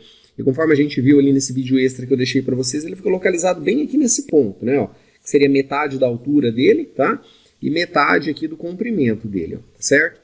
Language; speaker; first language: Portuguese; native; Portuguese